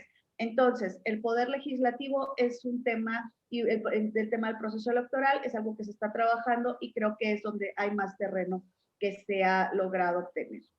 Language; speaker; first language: Spanish; native; Spanish